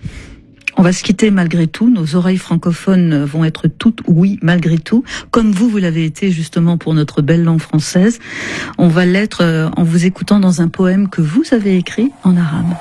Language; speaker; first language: French; native; French